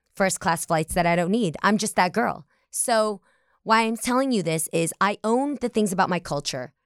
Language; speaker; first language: English; early bilingual, other home language; Vietnamese